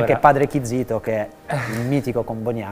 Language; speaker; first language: Italian; native; Italian